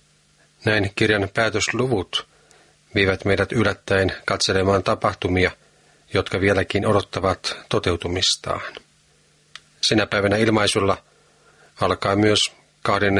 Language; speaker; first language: Finnish; native; Finnish